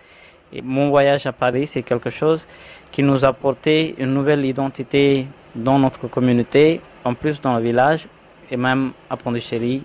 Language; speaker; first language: French; non-native, fluent; Tamil